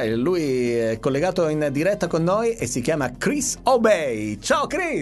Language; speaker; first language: Italian; native; Italian